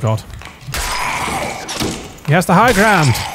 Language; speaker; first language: English; native; English